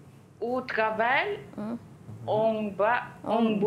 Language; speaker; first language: French; non-native, learner; Malay